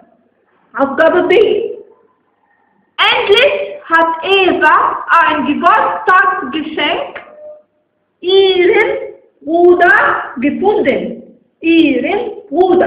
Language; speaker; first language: German; non-native, fluent; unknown